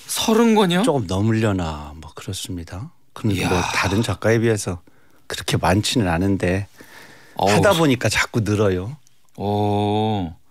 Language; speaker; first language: Korean; native; Korean